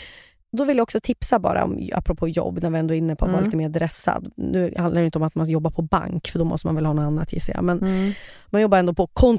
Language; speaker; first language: Swedish; native; Swedish